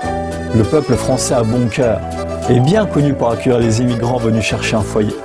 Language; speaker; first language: French; native; French